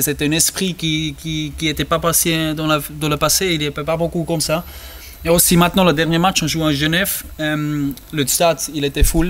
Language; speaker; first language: French; non-native, learner; German